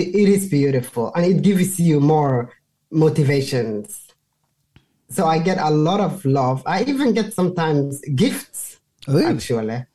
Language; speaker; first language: English; non-native, fluent; Somali